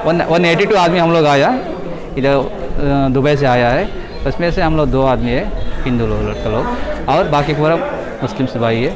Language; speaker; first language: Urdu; non-native, local second language; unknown